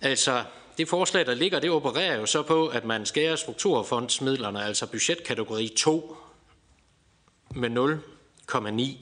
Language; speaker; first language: Danish; native; Danish